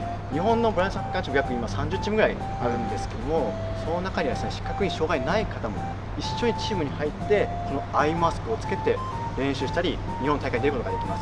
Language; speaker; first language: Japanese; native; Japanese